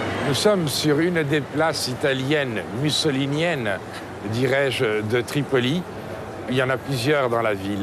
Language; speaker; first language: French; native; French